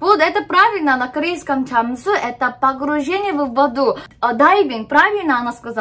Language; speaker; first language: Russian; non-native, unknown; Korean